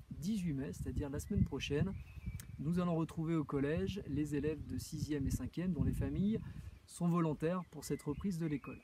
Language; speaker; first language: French; native; French